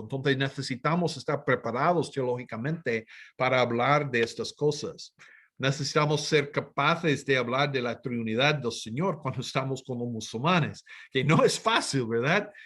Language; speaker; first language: Spanish; non-native, fluent; English